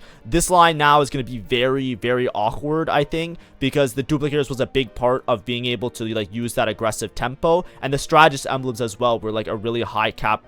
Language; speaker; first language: English; native; English